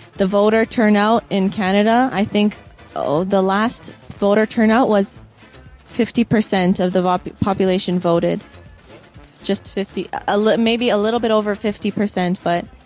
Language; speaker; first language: English; native; English